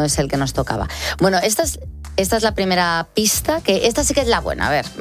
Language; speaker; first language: Spanish; native; Spanish